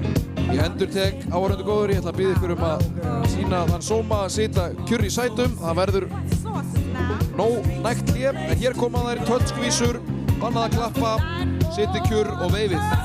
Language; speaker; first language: Icelandic; native; Icelandic